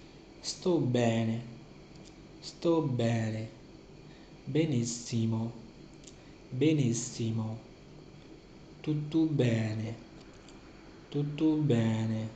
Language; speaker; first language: Italian; non-native, learner; Urdu